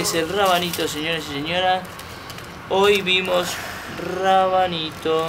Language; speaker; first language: Spanish; native; Spanish